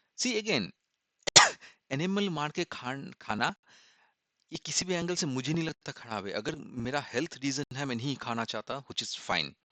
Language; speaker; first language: Hindi; non-native, local second language; Assamese